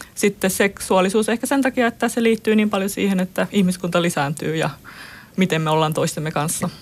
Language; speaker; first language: Finnish; native; Finnish